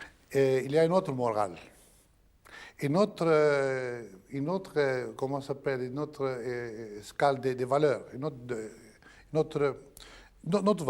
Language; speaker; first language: French; non-native, fluent; Greek